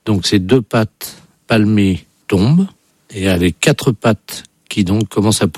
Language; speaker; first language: French; native; French